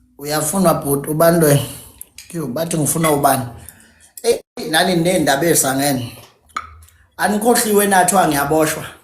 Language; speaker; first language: Zulu; native; Zulu